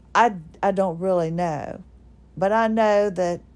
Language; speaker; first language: English; early bilingual, other home language; Swedish